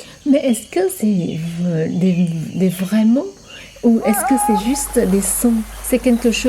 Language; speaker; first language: French; non-native, fluent; Vietnamese